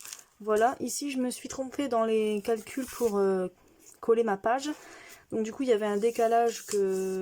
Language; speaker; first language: French; native; French